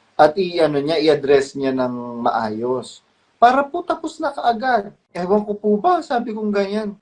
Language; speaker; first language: Filipino; non-native, local second language; Pampanga